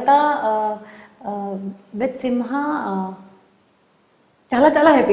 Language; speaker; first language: Telugu; non-native, learner; Hindi